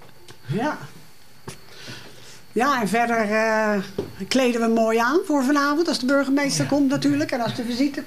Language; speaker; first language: Dutch; native; Dutch